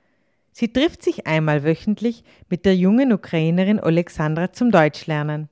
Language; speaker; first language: German; native; German